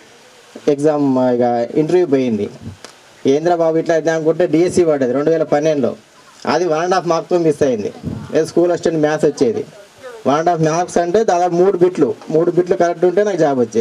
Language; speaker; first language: Telugu; native; Telugu